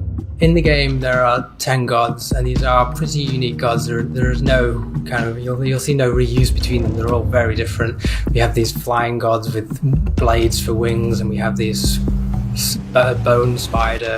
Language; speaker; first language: English; native; English